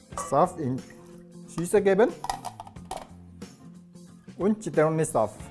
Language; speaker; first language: German; non-native, learner; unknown